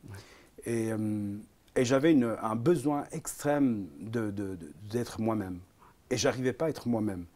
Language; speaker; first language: French; early bilingual, other home language; Italian